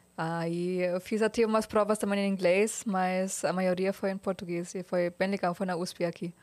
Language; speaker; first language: Portuguese; non-native, fluent; German